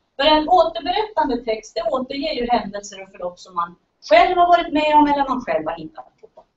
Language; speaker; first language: Swedish; native; Swedish